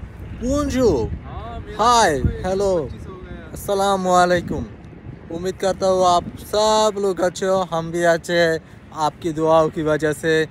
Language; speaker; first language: Hindi; non-native, learner; Bangla